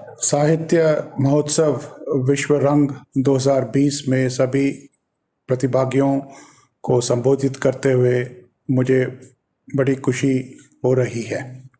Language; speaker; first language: Hindi; non-native, fluent; Russian